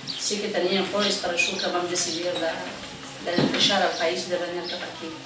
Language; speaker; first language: Catalan; non-native, fluent; Kabyle